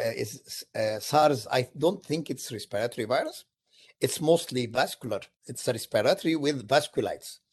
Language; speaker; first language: English; non-native, fluent; Arabic